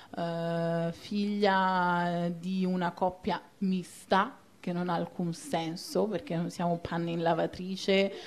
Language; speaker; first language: Italian; native; Italian